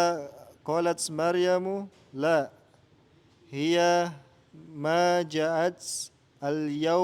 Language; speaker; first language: Arabic; non-native, learner; Indonesian